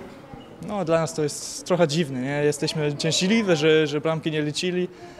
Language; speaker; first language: Polish; non-native, fluent; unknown